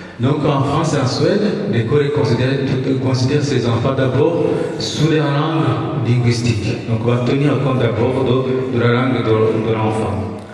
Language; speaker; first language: French; non-native, local second language; Kinyarwanda